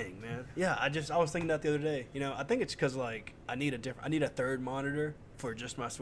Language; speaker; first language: English; native; English